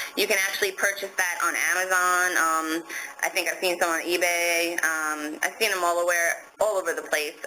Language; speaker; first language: English; native; English